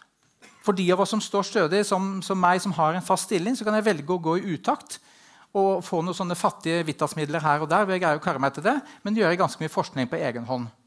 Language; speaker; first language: Norwegian; native; Norwegian